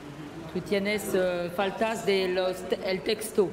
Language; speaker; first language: Spanish; non-native, learner; French